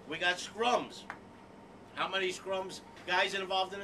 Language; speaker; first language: English; native; English